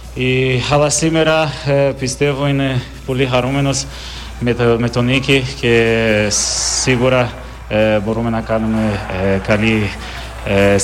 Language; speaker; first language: Greek; non-native, learner; Portuguese